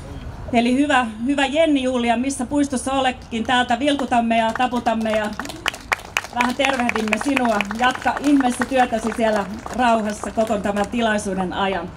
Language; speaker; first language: Finnish; native; Finnish